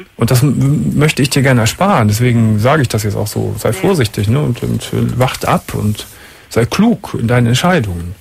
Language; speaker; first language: German; native; German